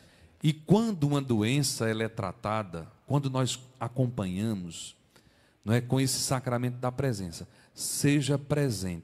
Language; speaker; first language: Portuguese; native; Portuguese